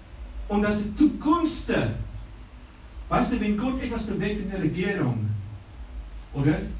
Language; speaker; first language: German; non-native, fluent; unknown